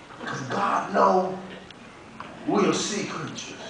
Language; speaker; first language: English; native; English